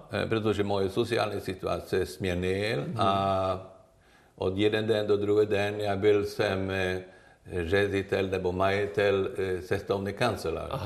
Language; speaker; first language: Czech; non-native, learner; Swedish